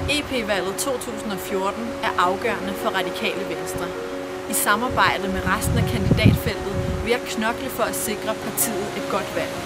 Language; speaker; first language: Danish; early bilingual, other home language; Persian